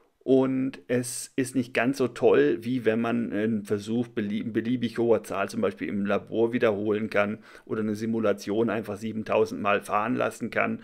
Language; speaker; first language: German; native; German